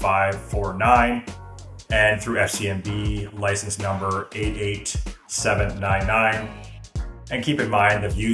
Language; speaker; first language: English; native; English